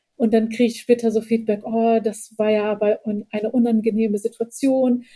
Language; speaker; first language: German; early bilingual, heritage; Bosnian